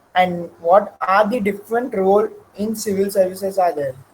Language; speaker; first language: English; non-native, local second language; Marathi